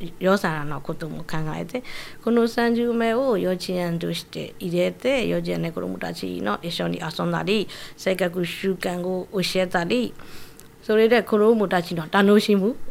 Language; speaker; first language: Japanese; non-native, fluent; Burmese